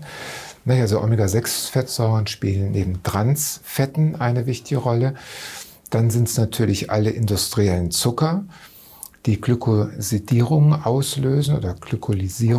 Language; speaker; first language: German; native; German